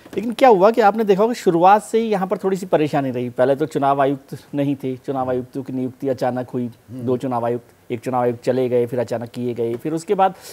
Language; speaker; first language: Hindi; native; Hindi